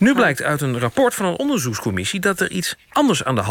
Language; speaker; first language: Dutch; native; Dutch